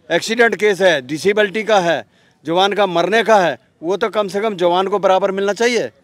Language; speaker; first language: Hindi; native; Hindi